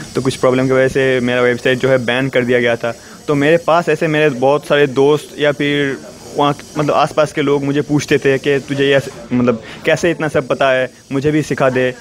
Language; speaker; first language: Hindi; native; Hindi